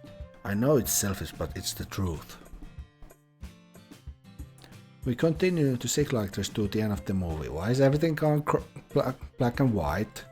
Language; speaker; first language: English; non-native, fluent; Finnish